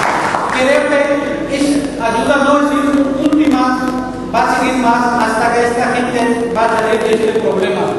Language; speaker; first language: Spanish; non-native, learner; Urdu